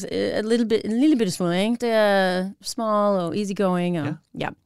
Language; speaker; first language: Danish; non-native, learner; English